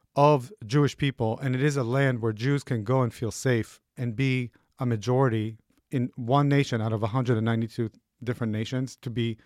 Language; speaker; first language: English; early bilingual, other home language; Hebrew